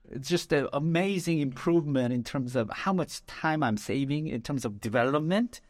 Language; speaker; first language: English; non-native, fluent; Korean